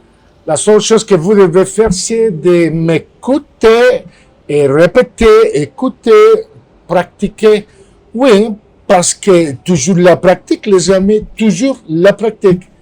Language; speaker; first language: French; non-native, fluent; Spanish